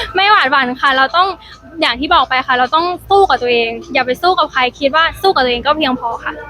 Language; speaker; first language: Thai; native; Thai